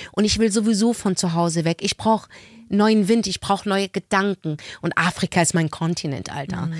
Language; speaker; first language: German; early bilingual, other home language; Arabic